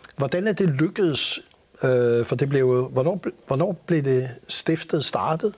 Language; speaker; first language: Danish; native; Danish